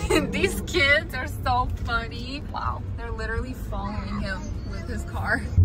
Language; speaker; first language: English; early bilingual, other home language; Russian